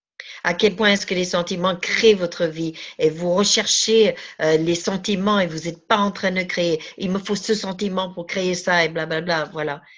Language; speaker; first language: French; native; French